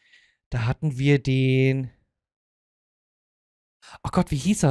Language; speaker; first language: German; native; German